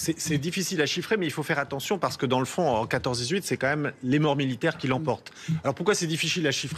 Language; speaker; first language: French; native; French